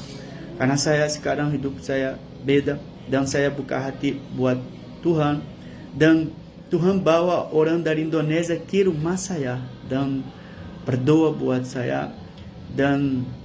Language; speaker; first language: Indonesian; non-native, fluent; Portuguese